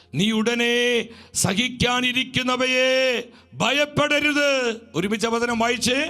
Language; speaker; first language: Malayalam; native; Malayalam